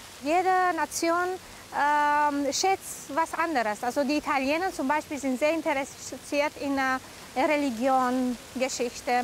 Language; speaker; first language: German; non-native, fluent; Romanian